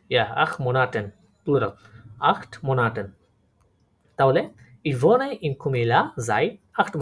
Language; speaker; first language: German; non-native, fluent; Bangla